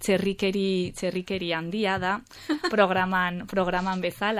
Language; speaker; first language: Basque; non-native, local second language; Spanish